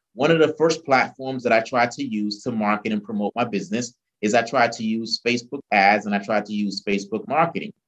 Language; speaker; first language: English; early bilingual, other home language; Haitian Creole